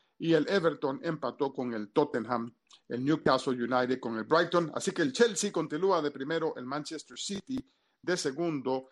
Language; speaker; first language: Spanish; early bilingual, heritage; Spanish